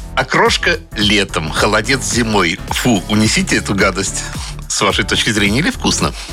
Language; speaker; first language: Russian; native; Russian